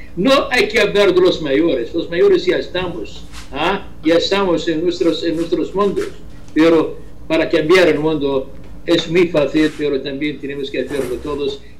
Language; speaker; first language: Spanish; non-native, fluent; Arabic